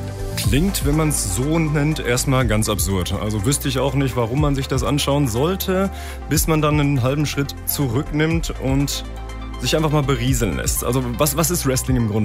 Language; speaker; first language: German; native; German